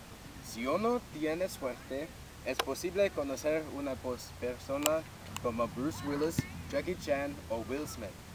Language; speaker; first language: Spanish; non-native, learner; English